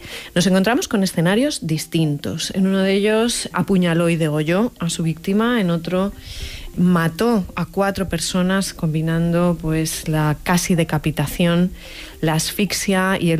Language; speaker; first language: Spanish; native; Spanish